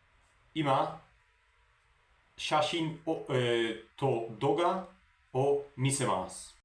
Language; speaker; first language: Japanese; non-native, learner; Spanish